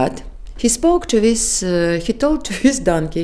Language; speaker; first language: English; non-native, fluent; Kyrgyz